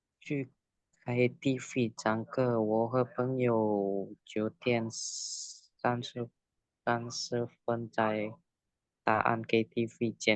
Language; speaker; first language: Chinese; non-native, learner; Indonesian